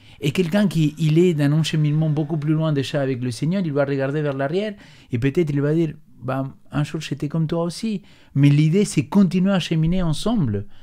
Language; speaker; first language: French; non-native, fluent; Spanish